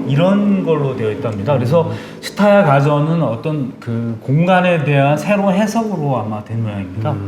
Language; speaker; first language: Korean; native; Korean